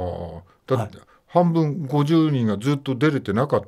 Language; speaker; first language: Japanese; native; Japanese